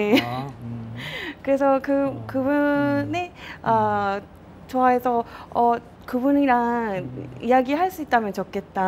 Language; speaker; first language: Korean; non-native, fluent; Japanese